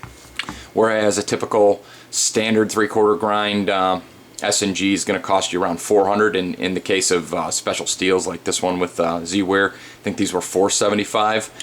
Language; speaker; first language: English; native; English